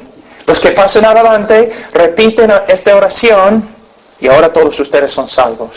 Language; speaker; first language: Spanish; non-native, fluent; English